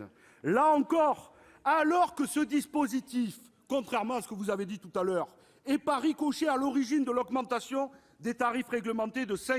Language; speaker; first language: French; native; French